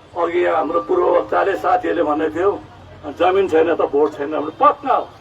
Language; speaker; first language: Nepali; native; Nepali